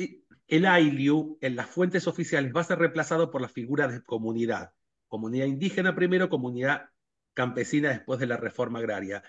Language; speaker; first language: Spanish; native; Spanish